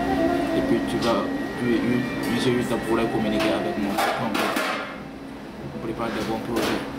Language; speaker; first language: French; non-native, learner; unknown